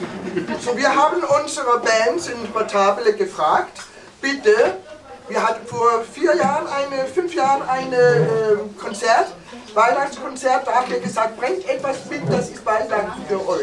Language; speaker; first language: German; non-native, fluent; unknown